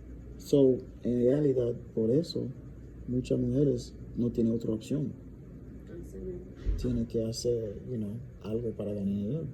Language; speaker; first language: Spanish; non-native, learner; English